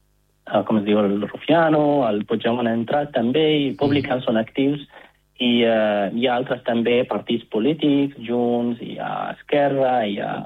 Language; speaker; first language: Catalan; non-native, fluent; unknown